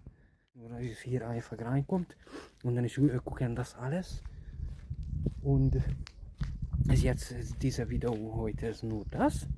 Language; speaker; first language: German; non-native, learner; Hungarian